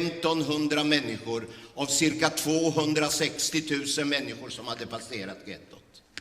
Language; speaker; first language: Swedish; early bilingual, other home language; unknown